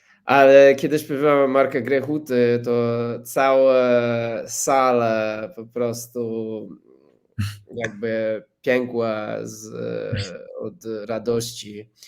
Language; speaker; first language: Polish; non-native, fluent; English